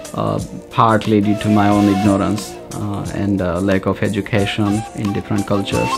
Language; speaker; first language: English; non-native, local second language; Gujarati